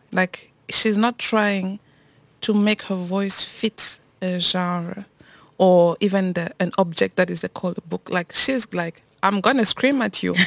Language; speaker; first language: English; non-native, local second language; French